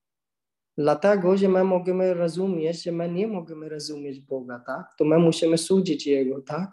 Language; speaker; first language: Polish; non-native, learner; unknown